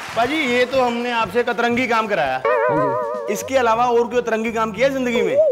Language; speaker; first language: Hindi; non-native, local second language; Punjabi